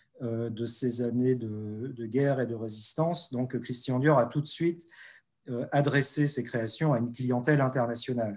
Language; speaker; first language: French; native; French